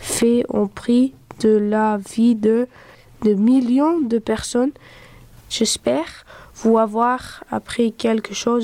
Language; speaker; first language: French; early bilingual, other home language; Dutch